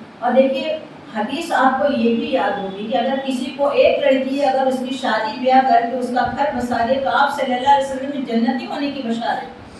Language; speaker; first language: Urdu; native; Urdu